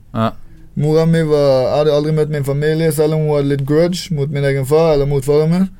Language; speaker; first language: Norwegian; native; Norwegian